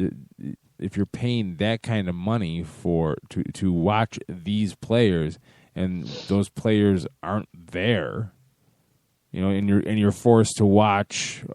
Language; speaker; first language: English; native; English